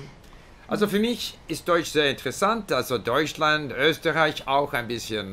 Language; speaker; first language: German; non-native, learner; English